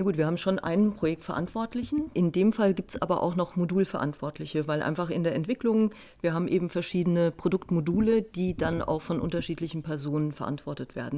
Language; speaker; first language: German; native; German